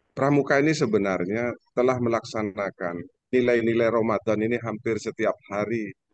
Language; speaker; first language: Indonesian; native; Indonesian